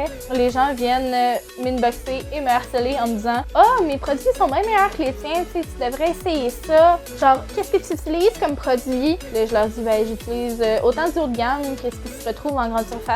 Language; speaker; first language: French; native; French